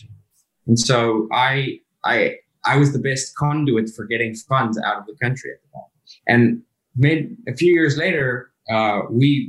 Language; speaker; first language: English; native; English